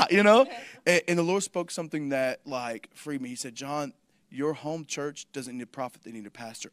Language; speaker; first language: English; native; English